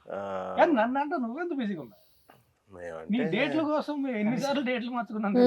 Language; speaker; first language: Telugu; native; Telugu